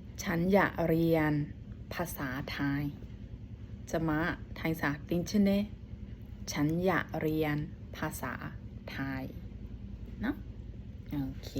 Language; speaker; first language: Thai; non-native, fluent; Burmese